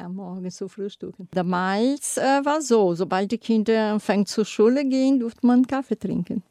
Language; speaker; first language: German; non-native, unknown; Portuguese